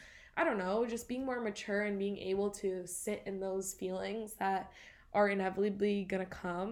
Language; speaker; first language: English; native; English